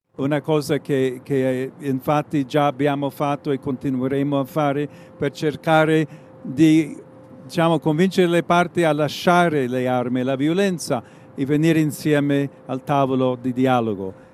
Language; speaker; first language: Italian; non-native, fluent; English